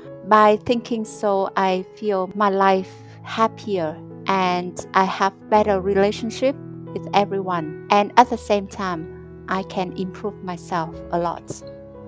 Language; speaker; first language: English; non-native, fluent; Vietnamese